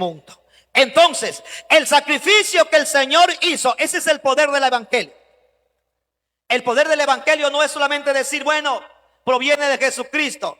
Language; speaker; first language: Spanish; native; Spanish